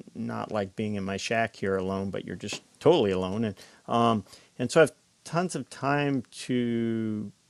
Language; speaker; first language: English; native; English